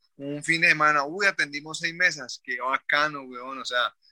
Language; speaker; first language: Spanish; native; Spanish